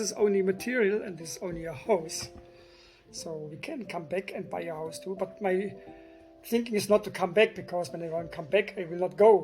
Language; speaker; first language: English; non-native, fluent; German